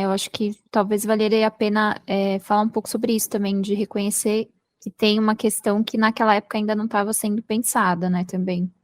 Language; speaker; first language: Portuguese; native; Portuguese